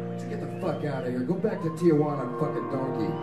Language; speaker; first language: English; native; English